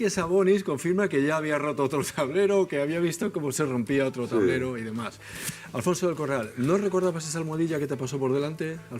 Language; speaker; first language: Spanish; native; Spanish